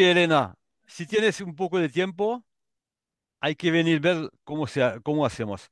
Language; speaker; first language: Spanish; non-native, learner; French